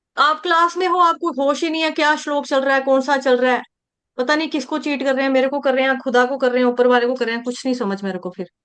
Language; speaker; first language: Hindi; native; Hindi